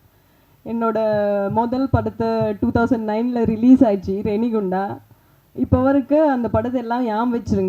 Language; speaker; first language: Tamil; non-native, fluent; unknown